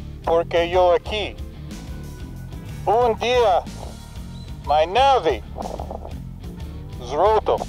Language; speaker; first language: Spanish; non-native, learner; English